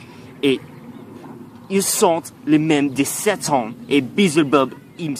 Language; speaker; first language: French; non-native, learner; English